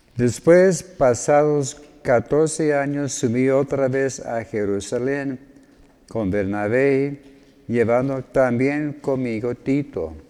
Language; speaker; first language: Spanish; non-native, fluent; English